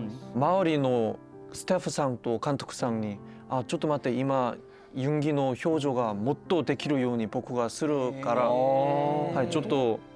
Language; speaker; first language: Japanese; non-native, fluent; Korean